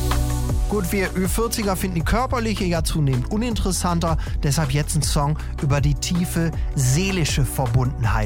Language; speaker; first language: German; native; German